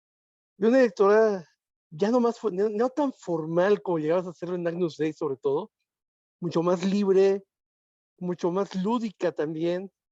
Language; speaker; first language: Spanish; native; Spanish